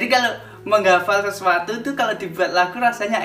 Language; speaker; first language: Indonesian; native; Indonesian